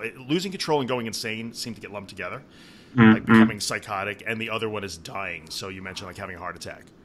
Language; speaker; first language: English; native; English